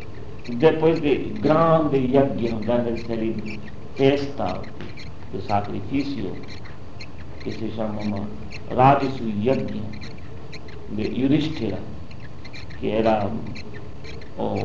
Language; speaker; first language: Portuguese; non-native, learner; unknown